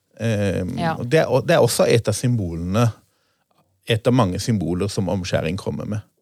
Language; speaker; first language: Norwegian; non-native, fluent; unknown